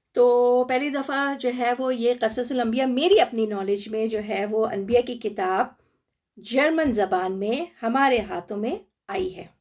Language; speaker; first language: Urdu; native; Urdu